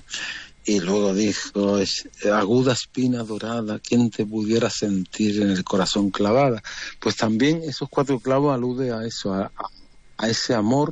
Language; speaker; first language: Spanish; native; Spanish